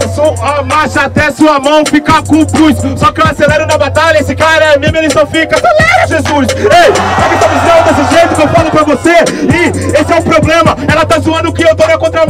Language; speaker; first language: Portuguese; native; Portuguese